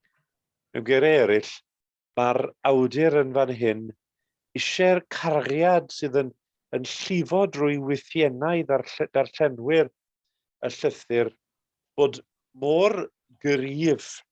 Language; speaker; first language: Welsh; native; Welsh